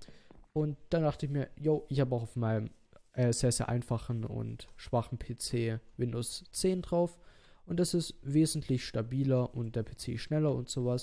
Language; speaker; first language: German; native; German